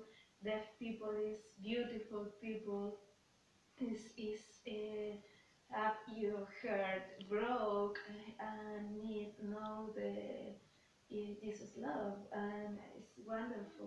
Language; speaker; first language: English; non-native, learner; Spanish